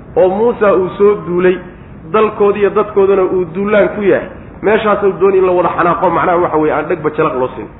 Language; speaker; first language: Somali; native; Somali